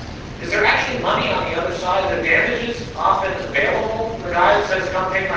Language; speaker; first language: English; native; English